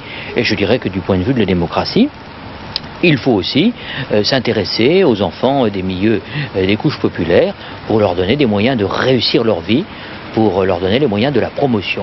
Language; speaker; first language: French; native; French